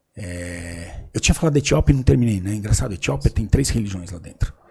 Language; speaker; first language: Portuguese; native; Portuguese